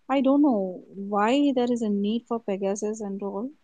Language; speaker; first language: English; non-native, local second language; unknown